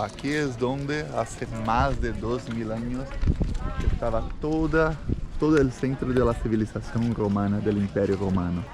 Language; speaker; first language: Spanish; non-native, fluent; Portuguese